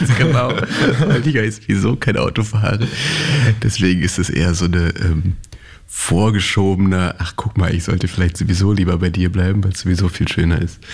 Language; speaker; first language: German; native; German